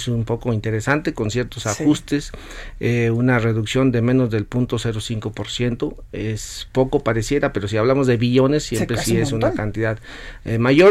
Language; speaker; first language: Spanish; native; Spanish